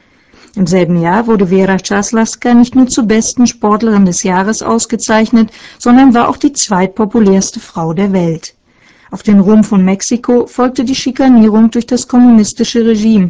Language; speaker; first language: German; native; German